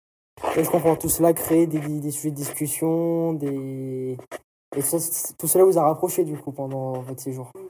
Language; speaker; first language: French; native; French